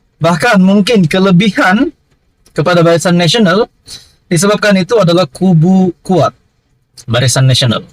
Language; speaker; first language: Malay; native; Malay